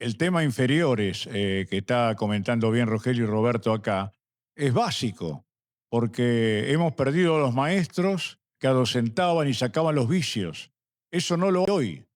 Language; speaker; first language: Spanish; native; Spanish